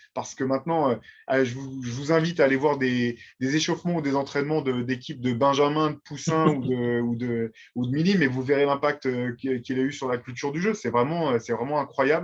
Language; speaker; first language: French; native; French